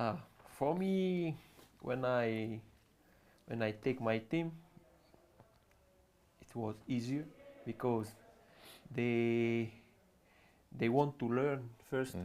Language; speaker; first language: English; non-native, learner; French